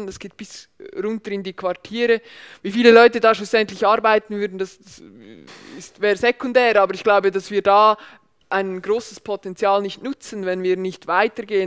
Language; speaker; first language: German; native; German